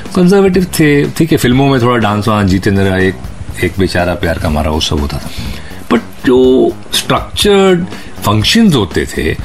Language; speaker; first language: Hindi; native; Hindi